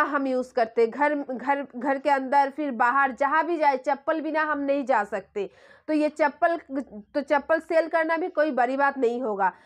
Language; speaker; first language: Hindi; non-native, local second language; Bangla